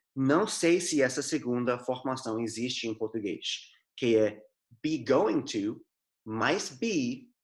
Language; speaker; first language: Portuguese; non-native, fluent; English